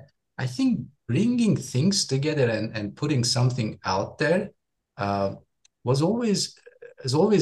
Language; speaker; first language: English; non-native, fluent; Turkish